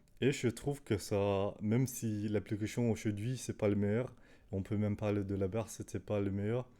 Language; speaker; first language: French; non-native, learner; Danish